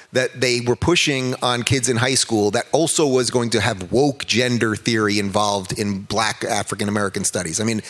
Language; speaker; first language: English; native; English